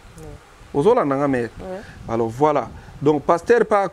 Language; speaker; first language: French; non-native, local second language; Lingala